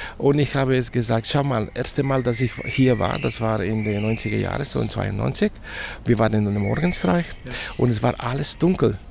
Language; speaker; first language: German; non-native, fluent; Spanish